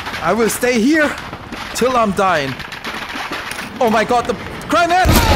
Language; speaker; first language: English; non-native, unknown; German